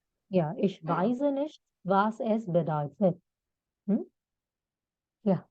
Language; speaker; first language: German; non-native, fluent; Malayalam